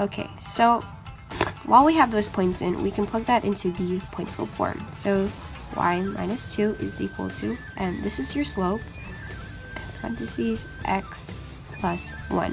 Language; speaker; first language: English; native; English